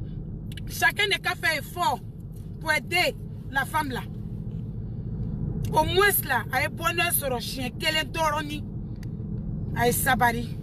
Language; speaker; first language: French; non-native, local second language; Dyula